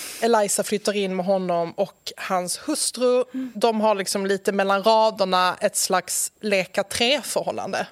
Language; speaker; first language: Swedish; native; Swedish